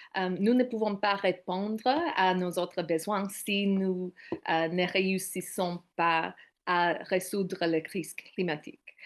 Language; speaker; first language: French; non-native, learner; English